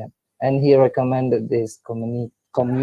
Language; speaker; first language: English; non-native, learner; Indonesian